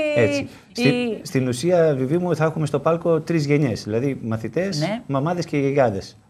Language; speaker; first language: Greek; native; Greek